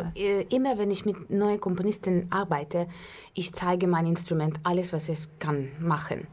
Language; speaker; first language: German; non-native, learner; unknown